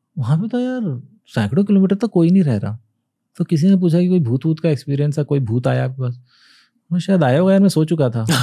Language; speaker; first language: Hindi; native; Hindi